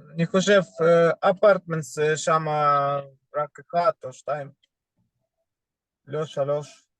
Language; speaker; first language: Hebrew; non-native, learner; Russian